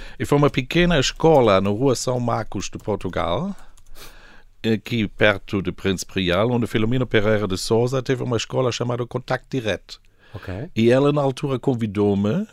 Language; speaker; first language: Portuguese; non-native, fluent; German